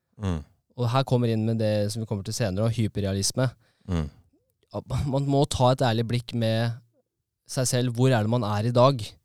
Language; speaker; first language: Norwegian; native; Norwegian